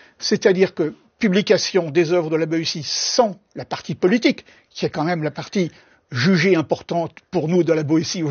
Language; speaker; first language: French; native; French